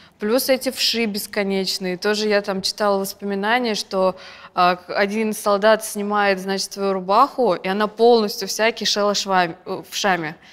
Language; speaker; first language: Russian; native; Russian